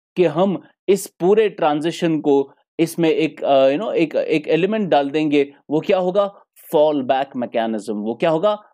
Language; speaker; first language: Hindi; non-native, local second language; Kashmiri